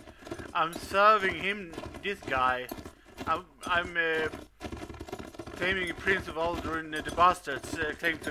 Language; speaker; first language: English; non-native, fluent; Swedish